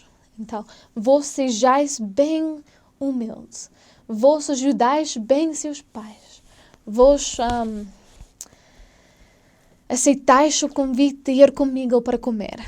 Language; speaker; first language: Portuguese; non-native, fluent; English